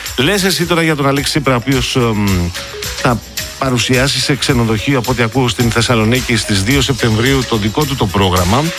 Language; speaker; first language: Greek; native; Greek